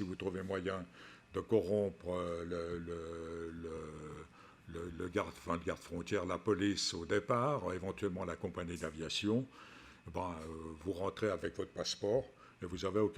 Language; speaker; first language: French; native; French